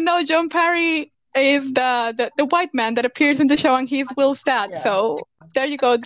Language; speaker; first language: English; non-native, fluent; Spanish